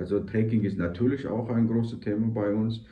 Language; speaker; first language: German; non-native, fluent; Georgian